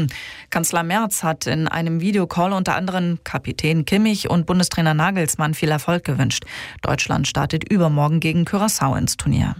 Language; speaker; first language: German; native; German